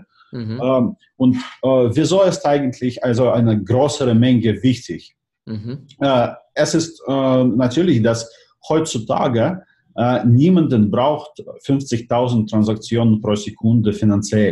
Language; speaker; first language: German; non-native, fluent; Russian